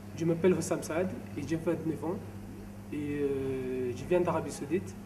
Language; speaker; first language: French; non-native, fluent; Arabic